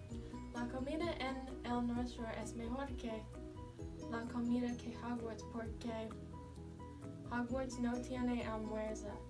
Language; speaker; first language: Spanish; non-native, learner; English